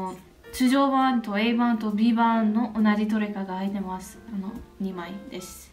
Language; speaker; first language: Japanese; non-native, learner; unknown